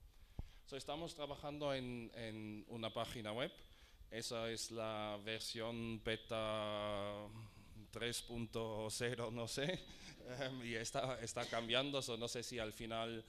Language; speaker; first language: Spanish; non-native, fluent; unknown